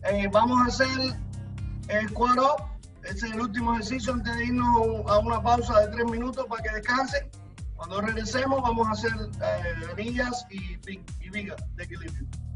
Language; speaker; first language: Spanish; native; Spanish